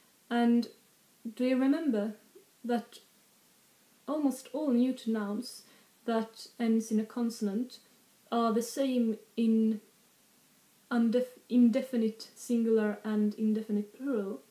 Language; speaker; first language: English; non-native, fluent; Swedish